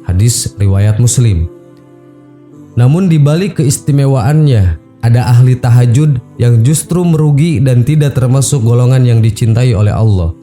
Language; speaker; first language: Indonesian; native; Indonesian